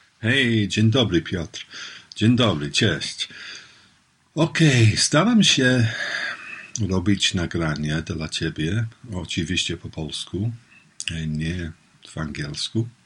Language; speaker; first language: Polish; non-native, learner; English